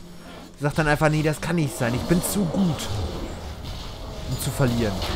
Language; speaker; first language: German; native; German